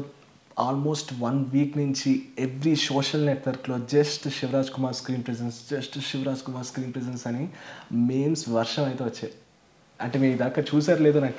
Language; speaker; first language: Telugu; native; Telugu